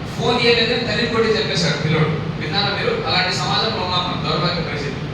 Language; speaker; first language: Telugu; non-native, local second language; Urdu